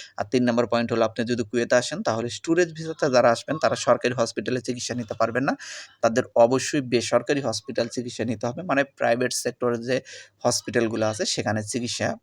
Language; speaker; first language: Bangla; native; Bangla